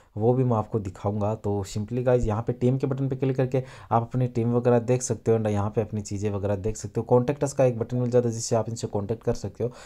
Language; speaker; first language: Hindi; native; Hindi